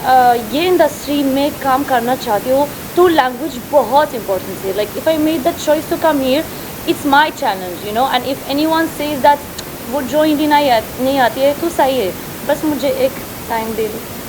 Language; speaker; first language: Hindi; non-native, learner; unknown